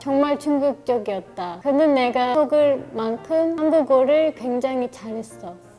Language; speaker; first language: Korean; non-native, fluent; Turkish